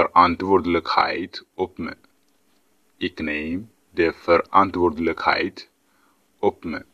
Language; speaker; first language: Dutch; non-native, fluent; Tigrinya